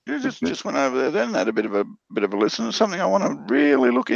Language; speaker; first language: English; native; English